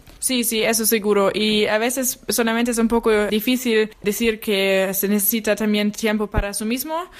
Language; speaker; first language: Spanish; non-native, fluent; German